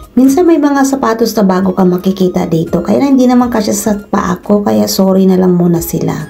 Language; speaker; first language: Filipino; non-native, local second language; Cebuano